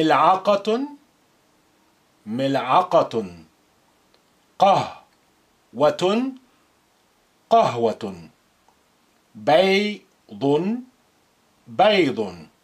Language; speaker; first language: Arabic; non-native, fluent; English